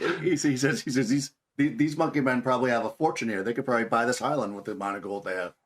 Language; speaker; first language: English; native; English